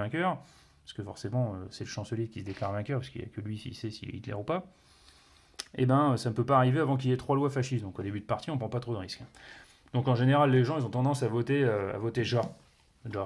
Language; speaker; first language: French; native; French